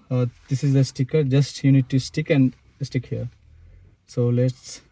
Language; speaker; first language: English; non-native, local second language; Hindi